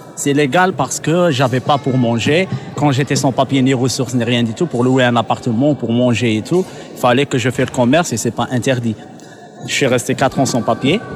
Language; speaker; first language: French; non-native, local second language; Arabic